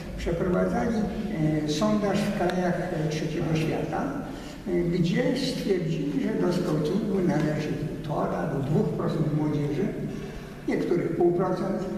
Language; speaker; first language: Polish; early bilingual, heritage; Polish